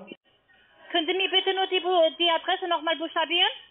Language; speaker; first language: German; non-native, learner; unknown